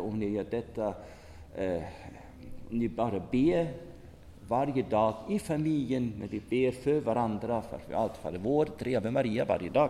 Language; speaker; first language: Swedish; non-native, fluent; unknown